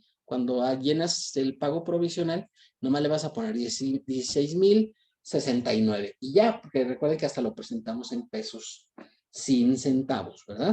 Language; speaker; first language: Spanish; native; Spanish